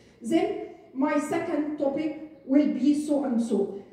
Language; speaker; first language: English; non-native, fluent; Arabic